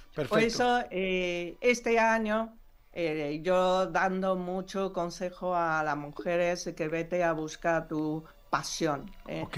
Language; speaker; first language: Spanish; non-native, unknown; Chinese